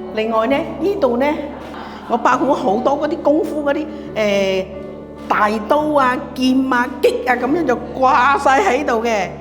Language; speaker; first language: Cantonese; non-native, local second language; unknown